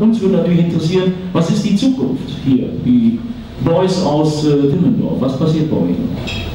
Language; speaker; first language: German; native; German